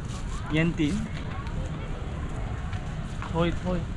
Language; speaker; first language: Vietnamese; non-native, learner; Korean